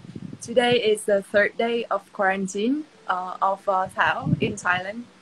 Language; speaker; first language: English; non-native, fluent; Vietnamese